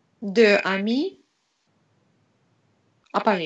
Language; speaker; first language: French; non-native, learner; Russian